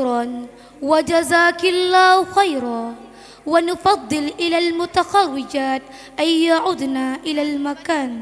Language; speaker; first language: Arabic; non-native, learner; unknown